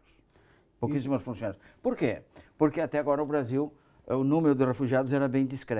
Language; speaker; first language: Portuguese; non-native, fluent; Spanish